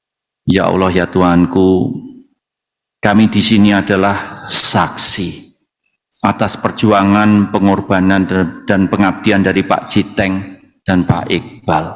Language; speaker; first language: Indonesian; native; Indonesian